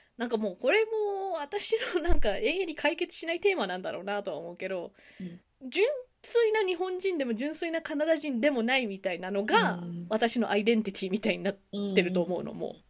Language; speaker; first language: Japanese; early bilingual, heritage; Japanese